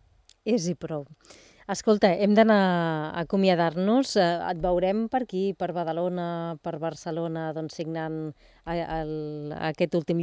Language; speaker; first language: Catalan; native; Catalan